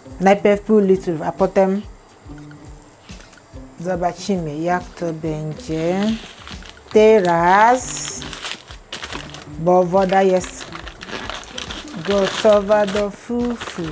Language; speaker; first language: Polish; non-native, learner; Igbo